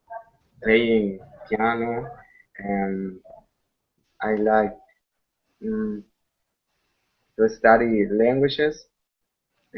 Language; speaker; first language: English; non-native, learner; Spanish